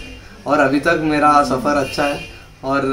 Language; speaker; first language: Hindi; non-native, local second language; Telugu